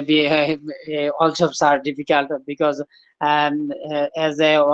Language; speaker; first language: English; non-native, learner; Bangla